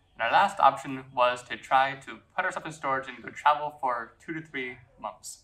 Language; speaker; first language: English; native; English